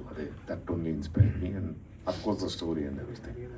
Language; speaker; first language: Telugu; non-native, learner; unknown